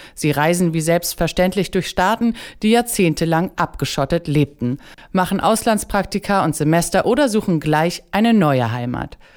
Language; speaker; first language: German; native; German